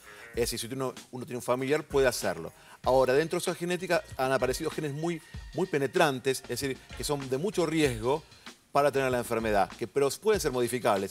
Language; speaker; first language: Spanish; native; Spanish